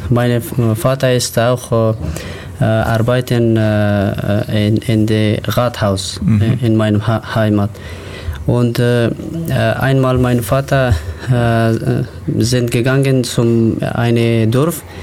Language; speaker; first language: German; non-native, learner; Persian